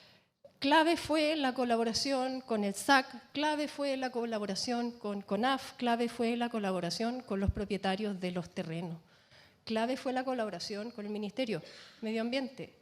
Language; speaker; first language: Spanish; native; Spanish